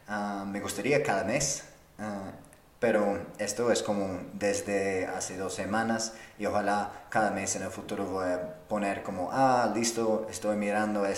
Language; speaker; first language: Spanish; non-native, fluent; English